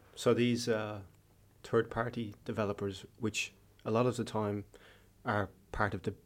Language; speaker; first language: English; native; English